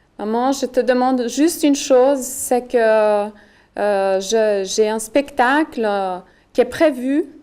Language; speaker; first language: French; native; French